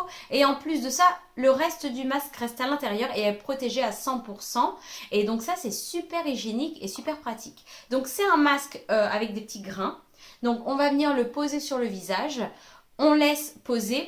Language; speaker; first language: French; native; French